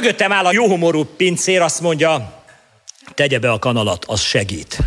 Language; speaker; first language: Hungarian; native; Hungarian